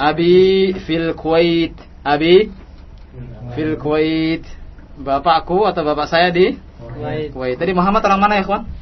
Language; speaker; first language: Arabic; non-native, fluent; Indonesian